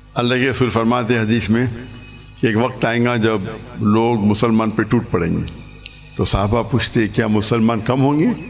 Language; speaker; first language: Urdu; non-native, local second language; English